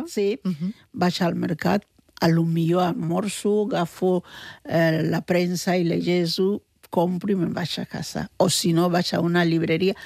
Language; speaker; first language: Catalan; non-native, fluent; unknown